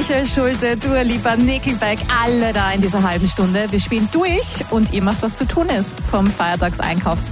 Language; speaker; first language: German; native; German